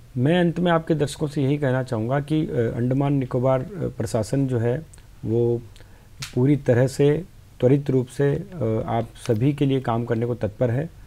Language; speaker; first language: Hindi; native; Hindi